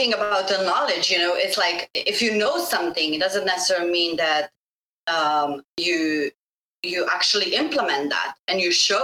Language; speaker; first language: English; non-native, fluent; Bosnian